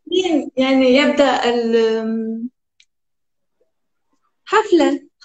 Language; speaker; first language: Arabic; non-native, learner; Turkish